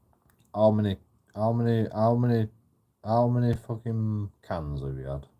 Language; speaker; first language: English; native; English